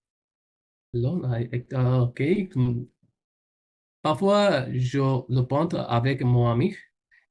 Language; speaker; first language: French; non-native, learner; Bangla